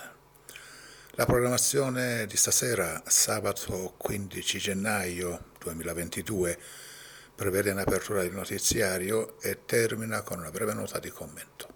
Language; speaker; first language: Italian; non-native, fluent; Persian